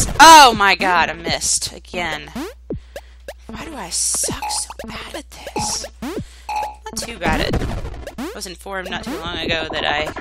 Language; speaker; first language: English; native; English